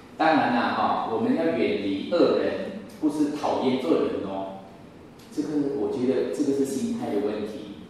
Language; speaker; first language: Chinese; native; Chinese